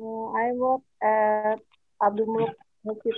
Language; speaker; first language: English; non-native, learner; Indonesian